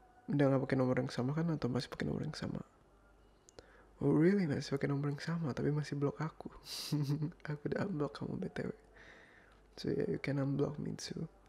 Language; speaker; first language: Indonesian; early bilingual, heritage; Indonesian